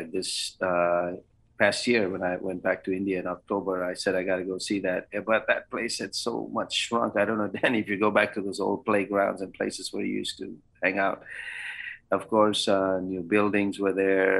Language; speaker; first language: English; non-native, local second language; Kannada